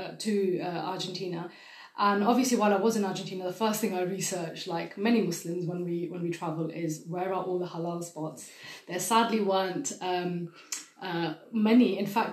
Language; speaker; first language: English; non-native, fluent; German